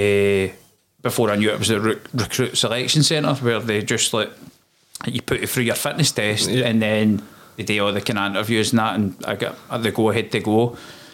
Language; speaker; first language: English; native; English